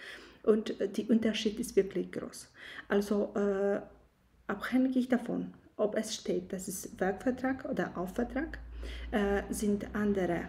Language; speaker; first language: German; non-native, fluent; Polish